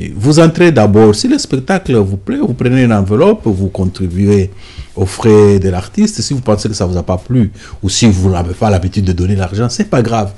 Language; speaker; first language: French; non-native, local second language; Lingala